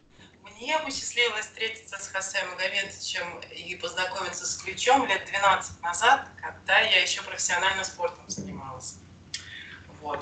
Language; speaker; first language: Russian; native; Russian